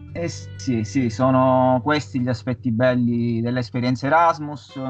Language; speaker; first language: Italian; non-native, fluent; Dutch